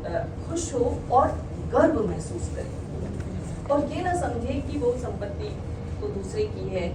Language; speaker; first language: Hindi; native; Hindi